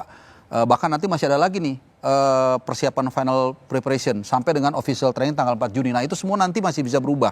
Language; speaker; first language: Indonesian; native; Indonesian